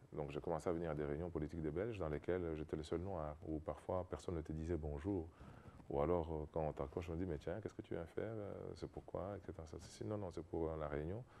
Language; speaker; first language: French; non-native, local second language; Lingala